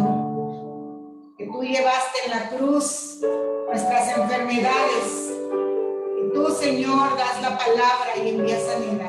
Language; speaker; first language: Spanish; native; Spanish